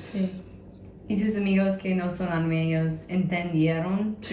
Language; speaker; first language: Spanish; non-native, fluent; English